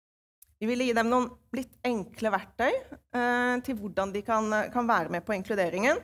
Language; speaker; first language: Norwegian; native; Norwegian